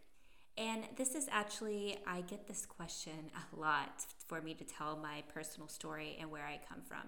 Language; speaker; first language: English; native; English